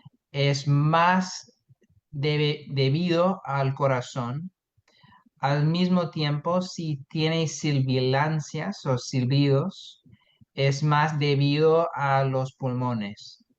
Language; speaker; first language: Spanish; non-native, fluent; English